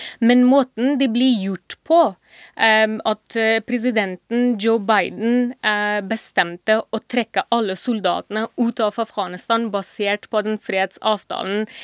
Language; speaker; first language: Norwegian; non-native, fluent; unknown